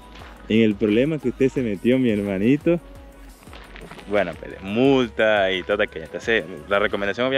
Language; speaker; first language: Spanish; native; Spanish